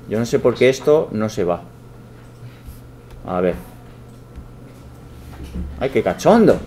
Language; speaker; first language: Spanish; native; Spanish